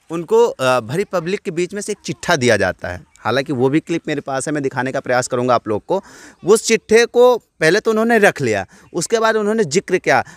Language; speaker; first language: Hindi; native; Hindi